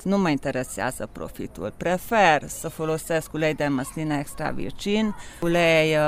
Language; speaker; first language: Romanian; non-native, local second language; Hungarian